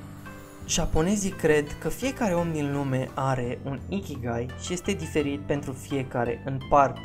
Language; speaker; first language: Romanian; native; Romanian